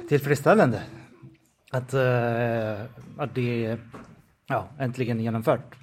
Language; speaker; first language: Swedish; non-native, fluent; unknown